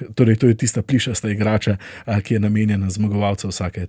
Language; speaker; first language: Slovenian; native; Slovenian